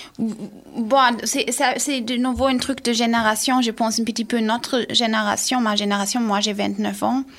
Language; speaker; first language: French; non-native, fluent; German